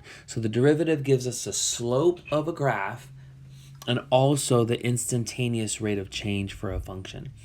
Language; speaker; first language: English; native; English